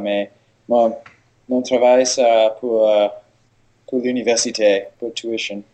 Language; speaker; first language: French; non-native, learner; English